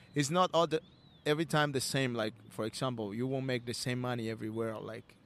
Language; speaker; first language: English; non-native, learner; Spanish